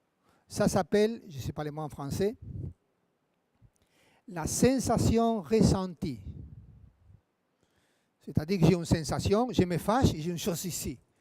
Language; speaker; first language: French; non-native, fluent; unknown